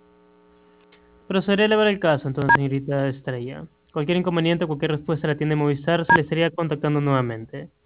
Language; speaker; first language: Spanish; native; Spanish